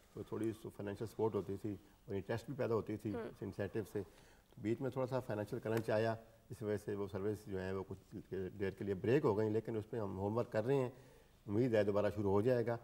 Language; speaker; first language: Urdu; native; Urdu